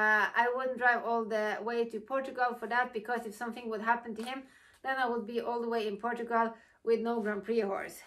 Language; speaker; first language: English; non-native, fluent; Norwegian